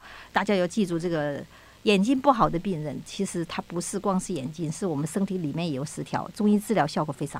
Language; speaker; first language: Chinese; native; Chinese